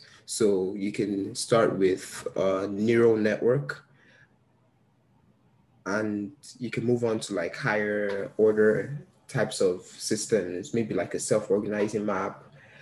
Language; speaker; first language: English; non-native, local second language; Yoruba